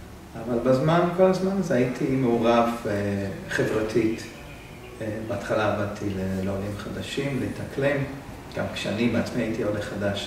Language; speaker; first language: Hebrew; non-native, fluent; English